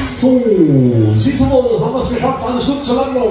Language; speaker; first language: German; native; German